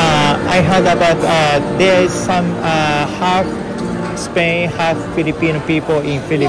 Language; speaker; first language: English; non-native, learner; Japanese